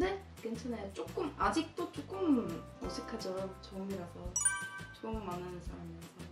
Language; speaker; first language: Korean; non-native, fluent; Swedish